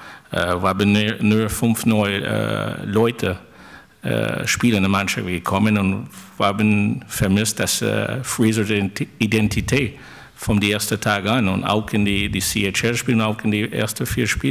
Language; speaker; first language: German; non-native, fluent; French